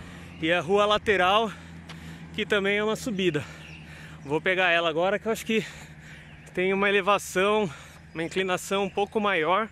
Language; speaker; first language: Portuguese; native; Portuguese